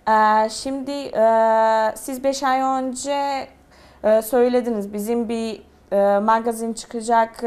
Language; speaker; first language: Turkish; non-native, fluent; Serbian